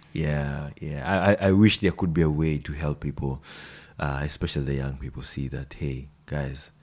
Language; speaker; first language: English; non-native, local second language; Swahili